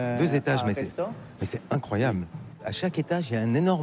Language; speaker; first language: French; native; French